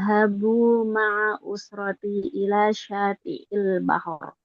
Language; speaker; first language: Arabic; non-native, learner; Indonesian